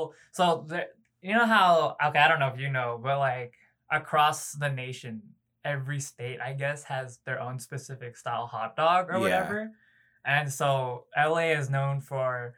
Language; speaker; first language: English; early bilingual, other home language; Cebuano